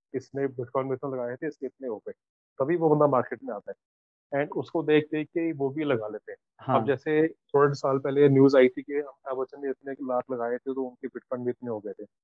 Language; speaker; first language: Hindi; native; Hindi